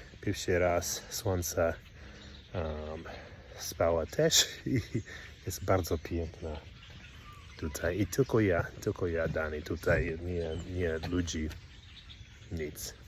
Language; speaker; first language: Polish; non-native, learner; English